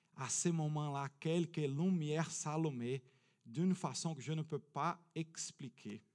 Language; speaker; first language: French; non-native, fluent; Portuguese